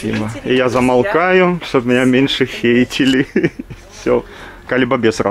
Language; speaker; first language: Russian; native; Russian